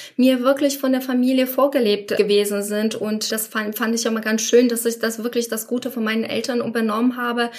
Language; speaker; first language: German; non-native, fluent; Polish